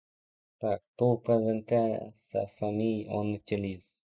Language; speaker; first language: French; non-native, learner; Russian